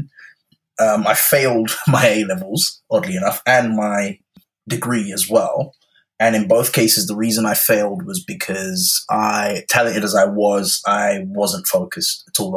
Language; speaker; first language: English; native; English